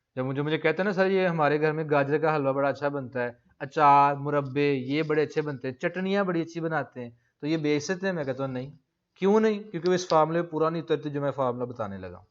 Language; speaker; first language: Urdu; non-native, local second language; Punjabi